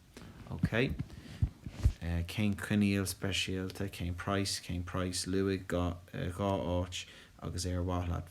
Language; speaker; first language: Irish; non-native, local second language; English